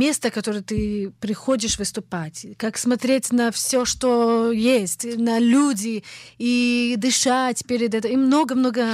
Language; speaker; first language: Russian; early bilingual, heritage; Russian